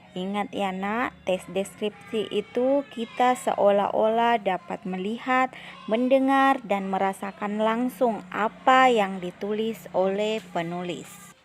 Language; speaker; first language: Indonesian; native; Indonesian